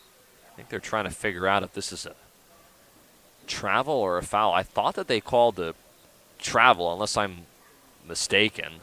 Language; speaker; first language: English; native; English